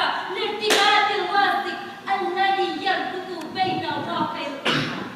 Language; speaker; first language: Arabic; non-native, learner; Indonesian